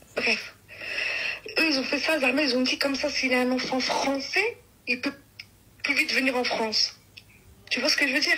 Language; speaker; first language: French; early bilingual, other home language; Arabic